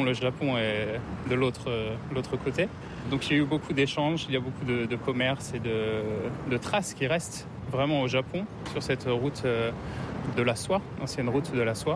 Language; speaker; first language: French; native; French